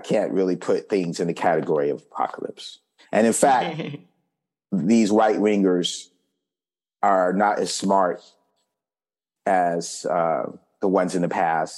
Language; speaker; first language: English; native; English